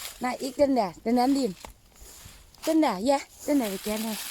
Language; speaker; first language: Danish; non-native, learner; Thai